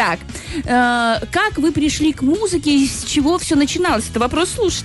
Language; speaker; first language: Russian; native; Russian